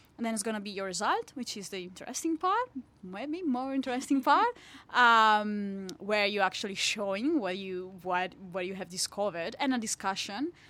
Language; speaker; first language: English; non-native, fluent; Italian